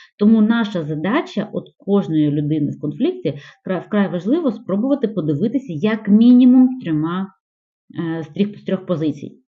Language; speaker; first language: Ukrainian; non-native, local second language; Russian